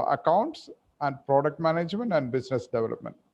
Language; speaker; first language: English; non-native, local second language; Malayalam